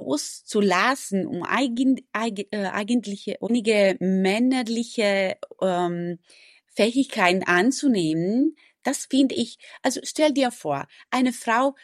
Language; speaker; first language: German; non-native, fluent; Romanian